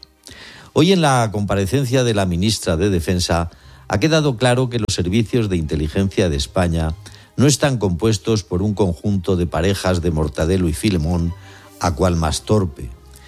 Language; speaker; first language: Spanish; native; Spanish